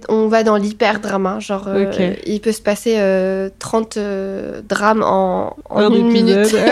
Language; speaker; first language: French; non-native, local second language; Arabic